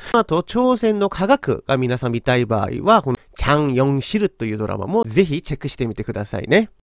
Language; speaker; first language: Japanese; non-native, fluent; Korean